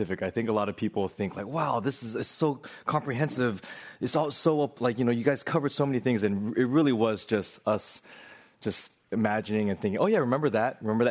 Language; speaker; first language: English; native; English